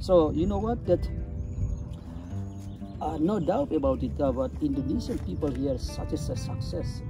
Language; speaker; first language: English; non-native, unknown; Indonesian